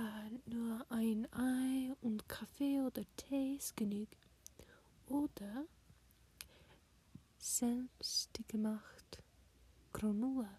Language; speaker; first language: German; non-native, learner; English